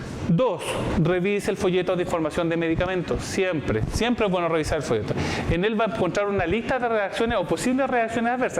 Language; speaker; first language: Spanish; native; Spanish